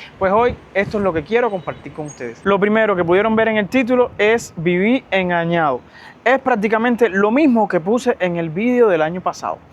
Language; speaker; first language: Spanish; native; Spanish